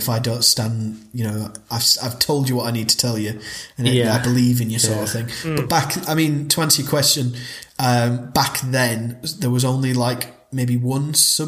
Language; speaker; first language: English; native; English